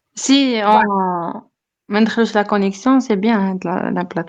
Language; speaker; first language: French; non-native, local second language; Arabic